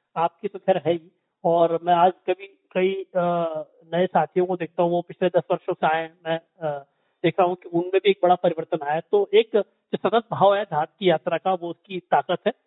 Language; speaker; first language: Hindi; native; Hindi